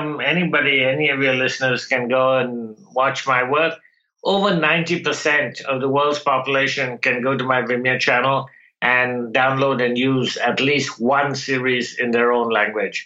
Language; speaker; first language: English; non-native, local second language; Bangla